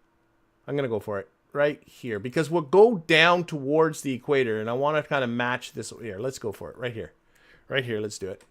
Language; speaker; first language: English; native; English